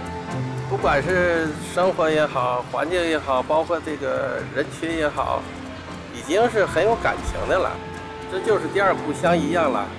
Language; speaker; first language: Chinese; native; Chinese